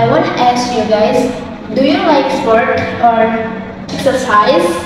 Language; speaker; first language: English; non-native, learner; Indonesian